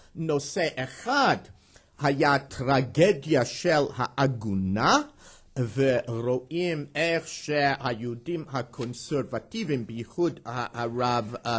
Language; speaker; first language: Hebrew; non-native, fluent; English